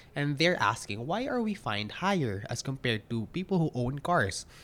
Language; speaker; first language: English; non-native, local second language; Filipino